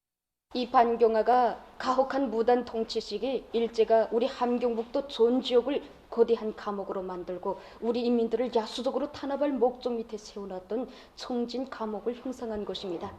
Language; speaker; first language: Korean; native; Korean